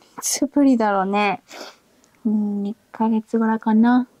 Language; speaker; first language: Japanese; non-native, learner; English